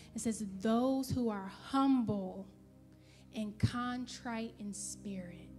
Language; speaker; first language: English; native; English